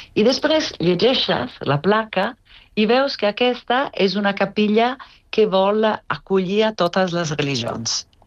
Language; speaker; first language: Catalan; non-native, fluent; Italian